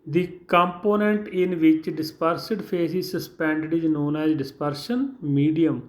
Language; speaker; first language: English; non-native, local second language; Punjabi